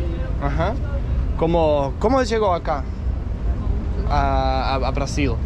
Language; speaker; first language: Portuguese; non-native, learner; Danish